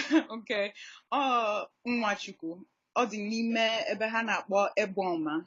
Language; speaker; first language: Igbo; non-native, learner; English